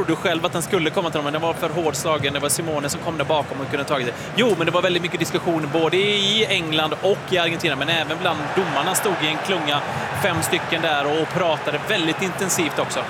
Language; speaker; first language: Swedish; native; Swedish